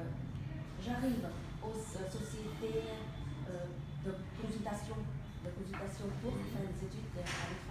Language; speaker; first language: French; non-native, learner; Vietnamese